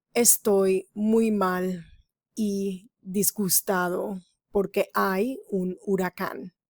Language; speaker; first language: Spanish; non-native, fluent; English